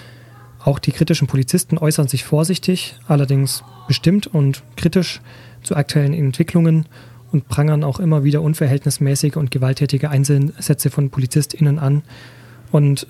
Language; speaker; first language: German; native; German